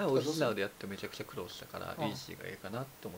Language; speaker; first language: Japanese; native; Japanese